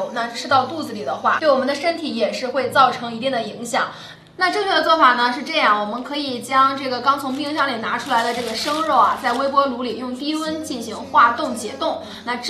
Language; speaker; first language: Chinese; native; Chinese